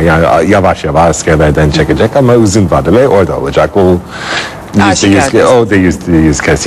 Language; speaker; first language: Turkish; non-native, fluent; English